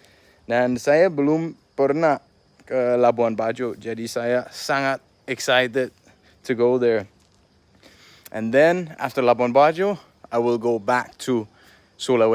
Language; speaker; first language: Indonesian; non-native, fluent; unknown